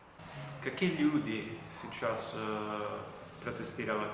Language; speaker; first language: Russian; non-native, learner; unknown